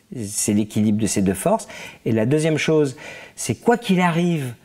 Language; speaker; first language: French; native; French